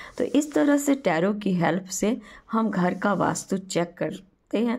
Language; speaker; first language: Hindi; native; Hindi